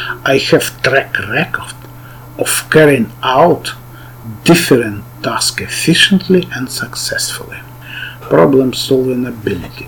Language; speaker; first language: English; non-native, learner; Russian